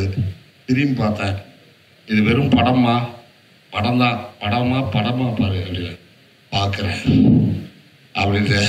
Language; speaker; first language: Tamil; native; Tamil